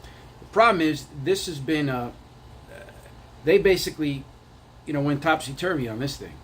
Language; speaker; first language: English; native; English